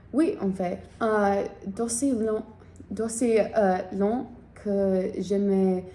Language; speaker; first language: French; non-native, learner; English